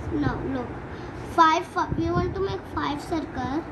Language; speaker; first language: English; non-native, learner; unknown